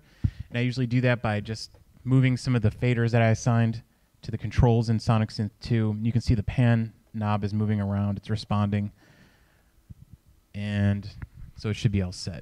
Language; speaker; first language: English; native; English